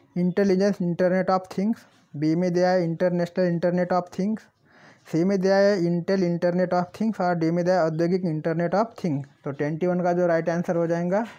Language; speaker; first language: Hindi; non-native, local second language; Marathi